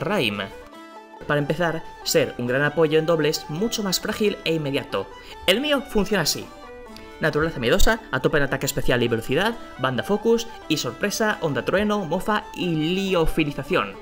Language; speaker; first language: Spanish; native; Spanish